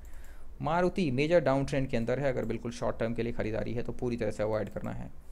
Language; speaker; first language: Hindi; native; Hindi